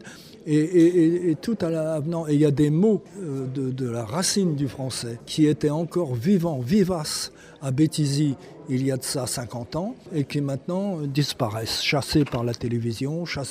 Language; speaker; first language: French; native; French